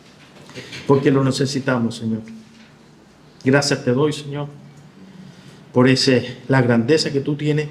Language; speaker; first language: Spanish; native; Spanish